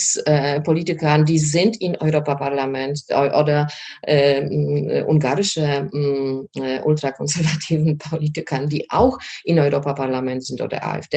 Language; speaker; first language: German; non-native, fluent; Polish